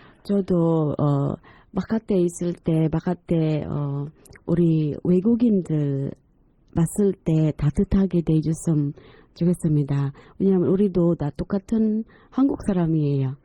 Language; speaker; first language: Korean; non-native, fluent; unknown